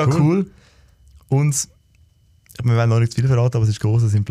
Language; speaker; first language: German; native; German